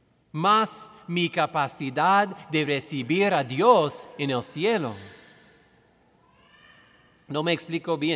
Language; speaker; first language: Spanish; non-native, fluent; English